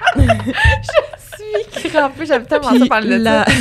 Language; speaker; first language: French; native; French